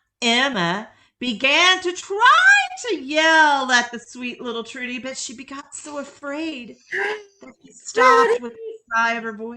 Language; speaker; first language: English; native; English